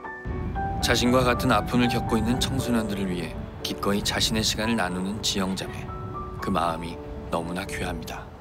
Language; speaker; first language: Korean; native; Korean